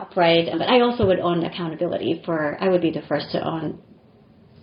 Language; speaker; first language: English; non-native, local second language; Filipino